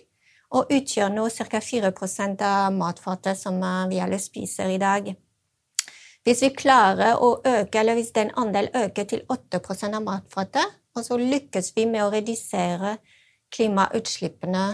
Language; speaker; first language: Norwegian; non-native, fluent; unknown